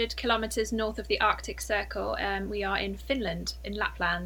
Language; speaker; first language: English; native; English